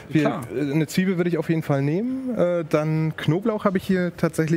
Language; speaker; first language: German; native; German